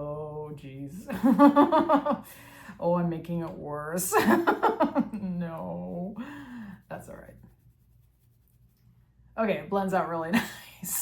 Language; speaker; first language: English; native; English